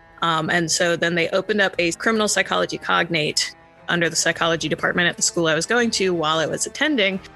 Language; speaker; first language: English; native; English